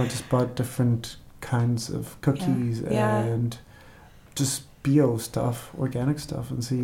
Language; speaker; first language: English; non-native, fluent; Spanish